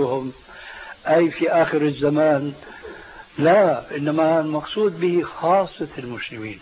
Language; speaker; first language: Arabic; early bilingual, other home language; Albanian